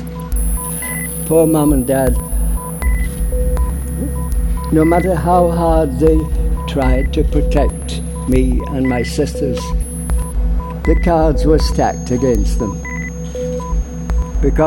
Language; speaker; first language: English; native; English